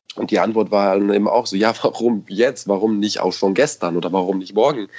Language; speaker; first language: German; native; German